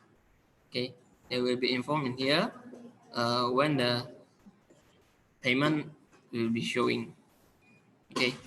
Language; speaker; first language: English; non-native, learner; Indonesian